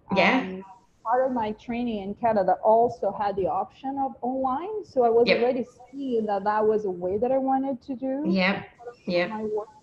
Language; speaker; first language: English; non-native, fluent; Portuguese